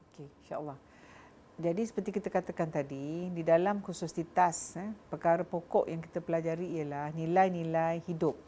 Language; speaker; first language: Malay; native; Malay